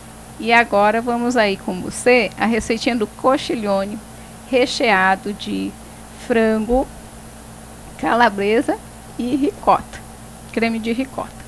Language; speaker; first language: Portuguese; native; Portuguese